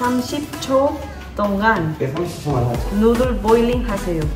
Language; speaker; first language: Korean; non-native, learner; Spanish